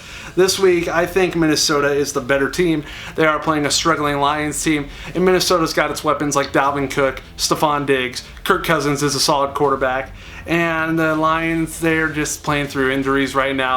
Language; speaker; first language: English; native; English